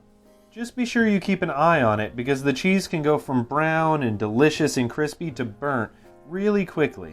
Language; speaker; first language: English; native; English